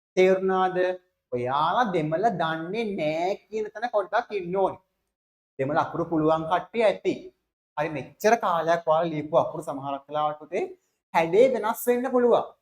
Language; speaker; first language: Sinhala; non-native, local second language; Tamil